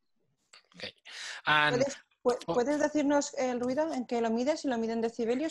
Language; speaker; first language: Spanish; native; Spanish